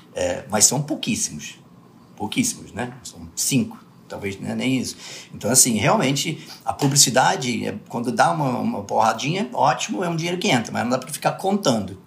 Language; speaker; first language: Portuguese; early bilingual, other home language; English